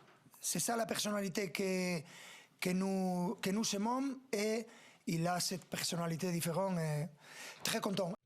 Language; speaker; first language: French; non-native, fluent; Spanish